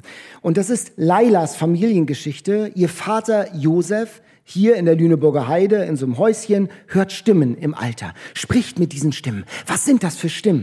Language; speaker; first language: German; native; German